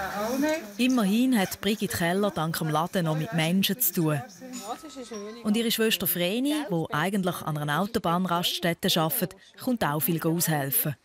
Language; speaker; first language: German; native; German